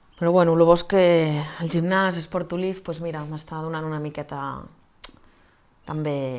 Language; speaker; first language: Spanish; non-native, local second language; Catalan